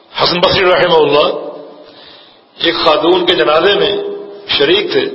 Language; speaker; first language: Urdu; native; Urdu